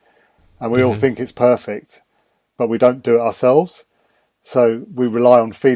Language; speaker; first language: English; native; English